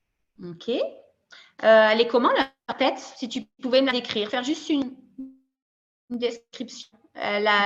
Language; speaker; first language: French; native; French